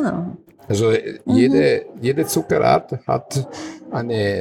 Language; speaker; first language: German; non-native, fluent; Italian